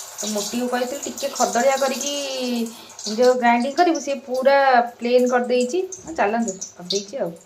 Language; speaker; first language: Odia; native; Odia